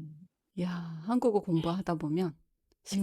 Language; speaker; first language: Korean; native; Korean